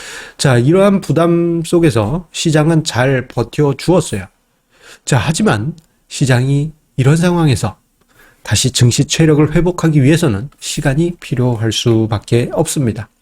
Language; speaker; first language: Korean; native; Korean